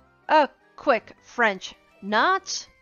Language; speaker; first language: English; native; English